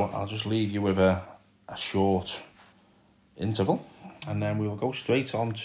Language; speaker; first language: English; native; English